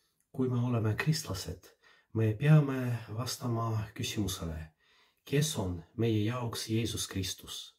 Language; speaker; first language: Estonian; non-native, fluent; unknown